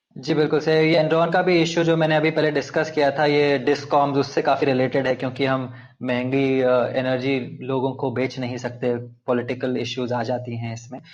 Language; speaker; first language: Hindi; non-native, local second language; Telugu